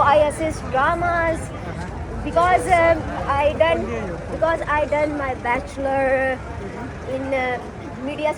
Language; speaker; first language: English; non-native, learner; Urdu